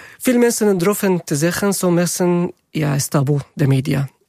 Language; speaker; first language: Dutch; non-native, learner; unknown